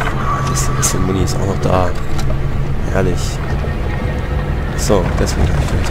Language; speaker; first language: German; native; German